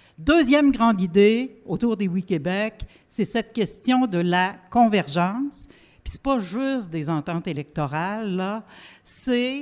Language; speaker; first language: French; native; French